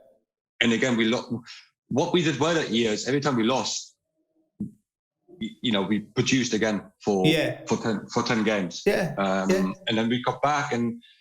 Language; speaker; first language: English; non-native, fluent; German